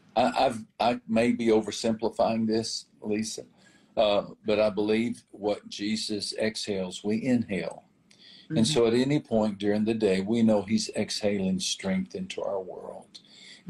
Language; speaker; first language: English; native; English